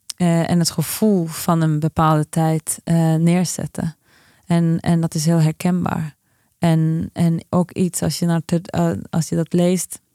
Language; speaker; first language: Dutch; non-native, fluent; Norwegian